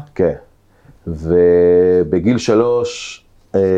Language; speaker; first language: Hebrew; early bilingual, other home language; Spanish